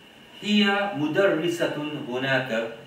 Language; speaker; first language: Arabic; non-native, fluent; Morisyen